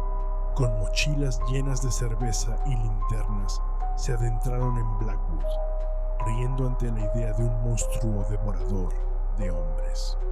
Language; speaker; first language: Spanish; native; Spanish